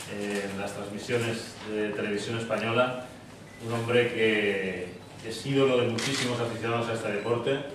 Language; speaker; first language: Spanish; native; Spanish